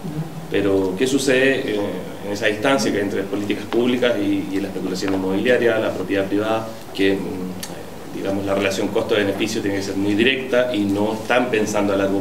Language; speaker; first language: Spanish; native; Spanish